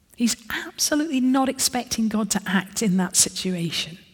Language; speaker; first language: English; native; English